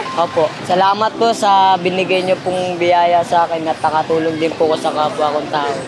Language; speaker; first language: Filipino; native; Filipino